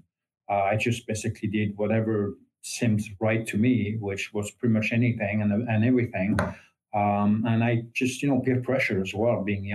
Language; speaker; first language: English; non-native, fluent; French